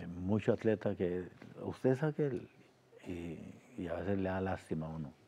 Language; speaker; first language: Spanish; native; Spanish